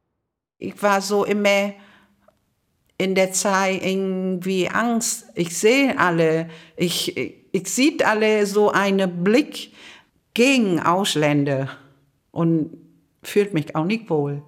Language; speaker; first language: German; non-native, learner; Vietnamese